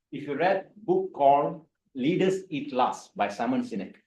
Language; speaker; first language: English; non-native, local second language; Tamil